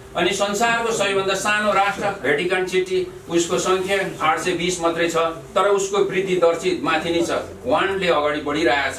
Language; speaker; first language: Nepali; native; Nepali